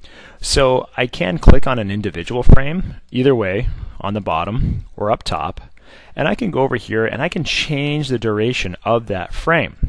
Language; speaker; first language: English; native; English